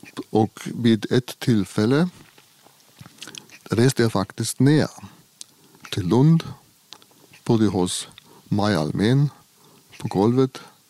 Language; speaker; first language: Swedish; non-native, fluent; German